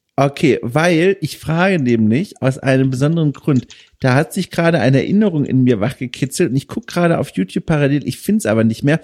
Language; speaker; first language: German; native; German